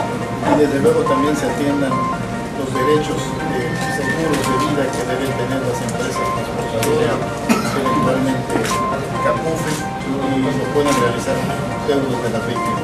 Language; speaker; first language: Spanish; native; Spanish